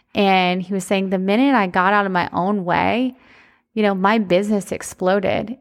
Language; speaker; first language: English; native; English